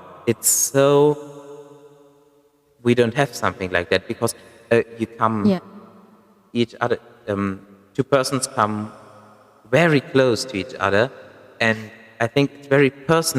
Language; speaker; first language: English; non-native, fluent; German